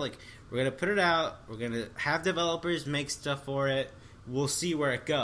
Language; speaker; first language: English; native; English